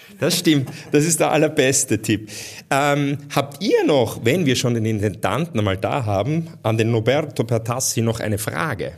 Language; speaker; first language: German; native; German